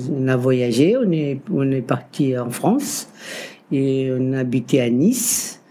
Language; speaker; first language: French; non-native, local second language; Kabuverdianu